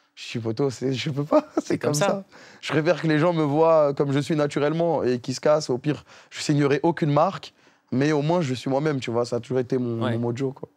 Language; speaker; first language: French; native; French